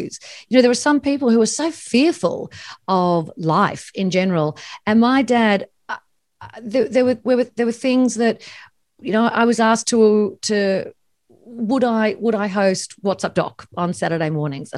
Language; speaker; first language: English; native; English